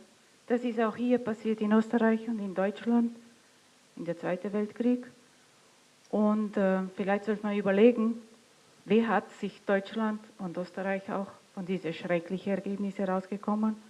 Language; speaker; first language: German; non-native, fluent; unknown